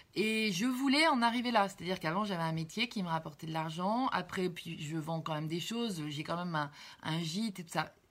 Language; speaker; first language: French; native; French